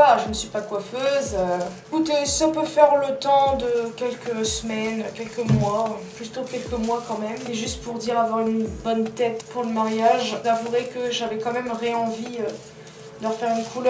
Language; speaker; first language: French; native; French